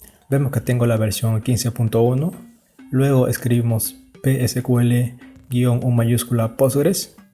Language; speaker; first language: Spanish; native; Spanish